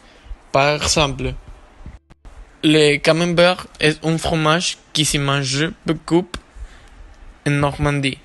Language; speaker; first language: French; non-native, learner; Spanish